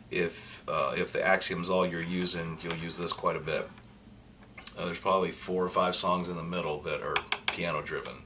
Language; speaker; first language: English; native; English